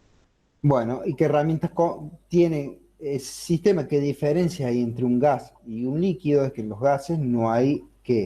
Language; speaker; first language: Spanish; native; Spanish